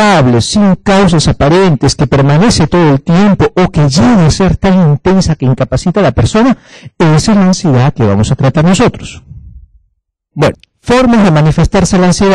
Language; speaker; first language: Spanish; native; Spanish